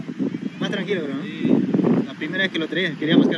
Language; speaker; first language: Spanish; native; Spanish